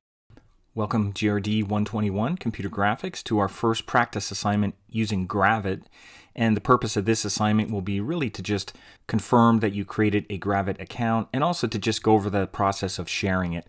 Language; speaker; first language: English; native; English